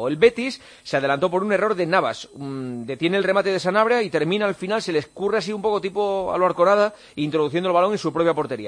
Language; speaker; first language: Spanish; native; Spanish